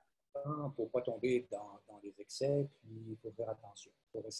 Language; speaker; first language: French; native; French